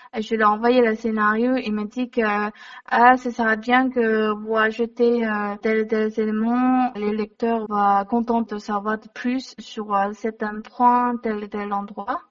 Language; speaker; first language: French; non-native, fluent; Chinese